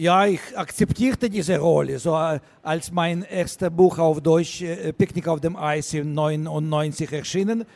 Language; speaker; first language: German; non-native, learner; Russian